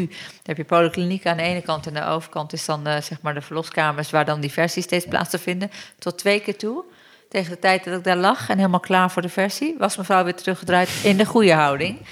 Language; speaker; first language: Dutch; early bilingual, other home language; Turkish